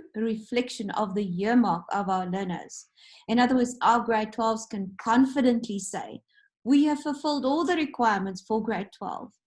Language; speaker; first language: English; non-native, local second language; Afrikaans